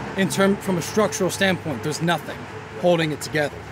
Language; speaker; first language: English; native; English